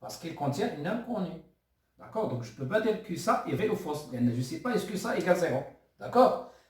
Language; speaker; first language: French; non-native, local second language; Arabic